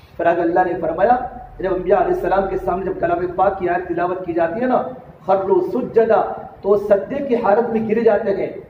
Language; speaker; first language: Urdu; non-native, local second language; Gujarati